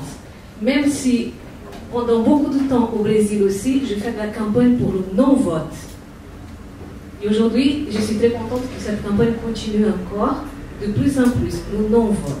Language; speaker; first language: French; non-native, fluent; Portuguese